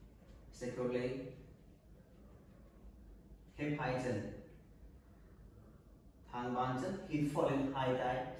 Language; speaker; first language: Vietnamese; non-native, learner; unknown